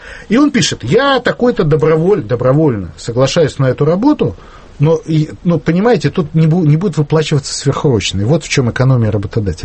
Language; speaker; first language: Russian; native; Russian